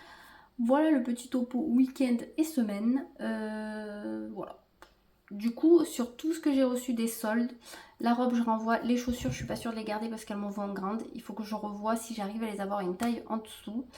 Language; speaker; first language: French; native; French